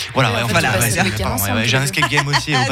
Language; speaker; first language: French; native; French